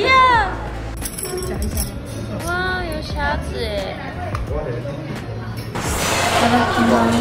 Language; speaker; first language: Chinese; non-native, fluent; Japanese